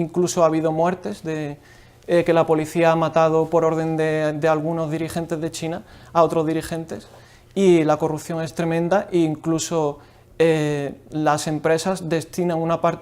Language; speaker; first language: Spanish; native; Spanish